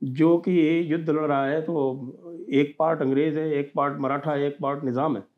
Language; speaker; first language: Hindi; native; Hindi